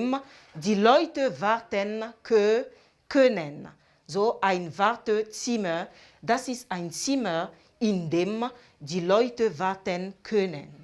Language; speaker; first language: German; non-native, fluent; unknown